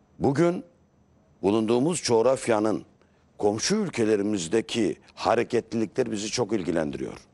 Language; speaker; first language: Turkish; native; Turkish